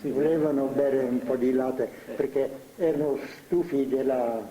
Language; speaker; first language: Italian; non-native, fluent; Slovenian